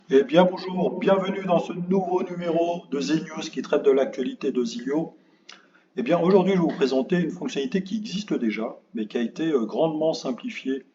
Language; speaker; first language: French; native; French